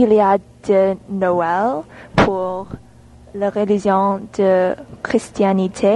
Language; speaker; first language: French; non-native, learner; English